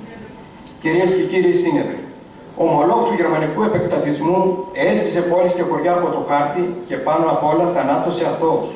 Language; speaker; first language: Greek; native; Greek